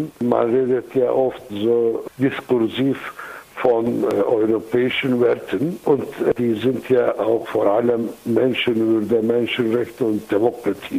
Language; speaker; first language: German; non-native, fluent; Kurdish